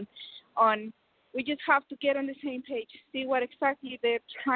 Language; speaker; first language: English; non-native, fluent; Spanish